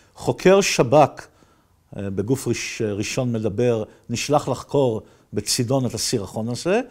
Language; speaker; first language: Hebrew; native; Hebrew